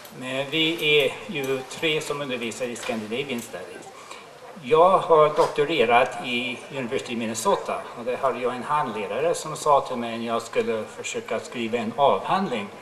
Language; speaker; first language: Swedish; non-native, fluent; English